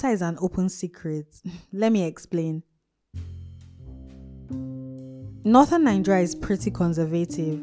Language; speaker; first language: English; non-native, local second language; Hausa